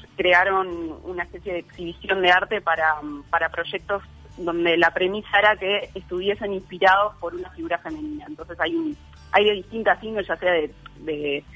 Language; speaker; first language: Spanish; native; Spanish